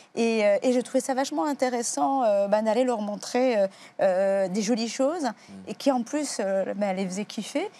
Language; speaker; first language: French; native; French